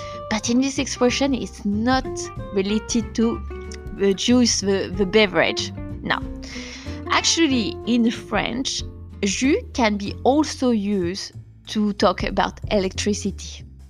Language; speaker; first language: English; non-native, fluent; French